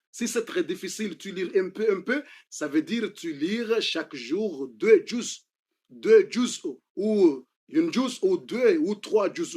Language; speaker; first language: French; non-native, fluent; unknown